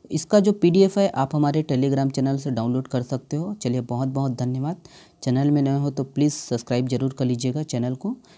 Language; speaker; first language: Hindi; native; Hindi